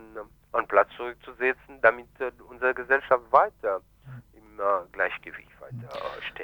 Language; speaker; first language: German; non-native, fluent; Haitian Creole